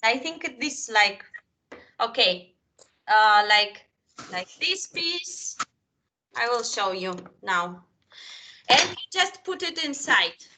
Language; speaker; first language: English; non-native, fluent; Spanish